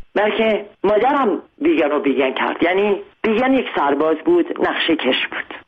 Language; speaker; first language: Persian; non-native, local second language; Armenian